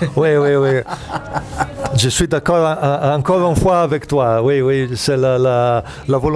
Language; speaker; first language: French; non-native, fluent; Italian